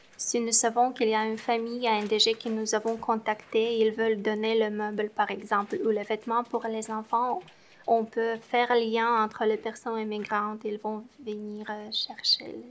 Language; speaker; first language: French; non-native, fluent; Romanian